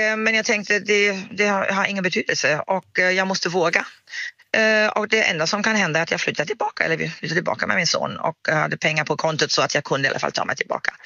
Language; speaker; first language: Swedish; non-native, fluent; German